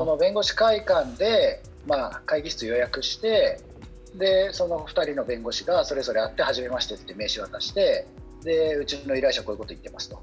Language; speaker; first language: Japanese; native; Japanese